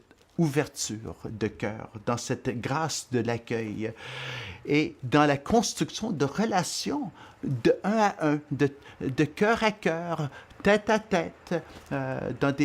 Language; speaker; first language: French; native; French